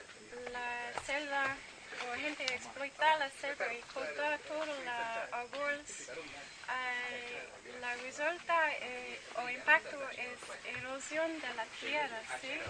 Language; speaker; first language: Spanish; non-native, learner; English